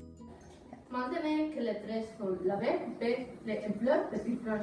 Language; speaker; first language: French; non-native, learner; Spanish